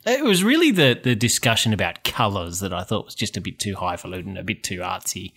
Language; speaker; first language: English; native; English